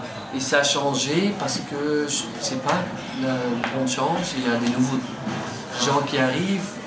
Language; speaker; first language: French; non-native, fluent; Dutch